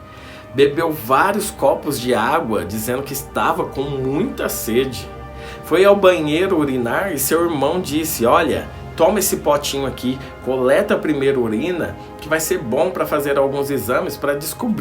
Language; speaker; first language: Portuguese; native; Portuguese